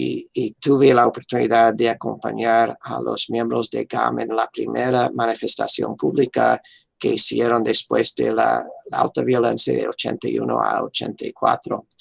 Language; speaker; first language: Spanish; non-native, fluent; English